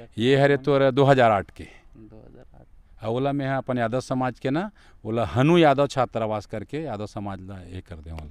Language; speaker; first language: Hindi; native; Hindi